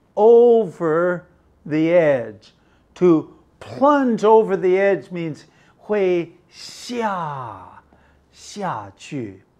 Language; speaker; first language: English; native; English